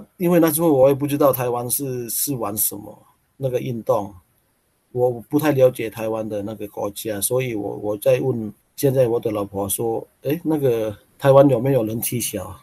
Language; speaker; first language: Chinese; non-native, learner; Thai